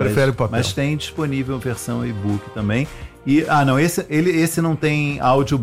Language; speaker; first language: Portuguese; native; Portuguese